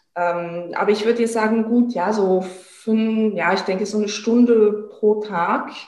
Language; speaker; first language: German; non-native, fluent; French